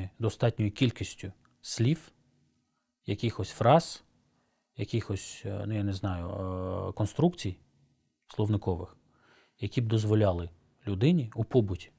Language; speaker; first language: Ukrainian; non-native, local second language; Crimean Tatar